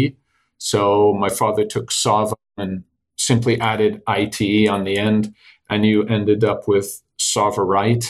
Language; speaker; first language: English; native; English